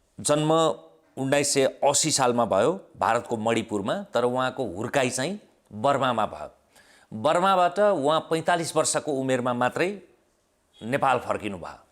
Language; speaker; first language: Nepali; native; Nepali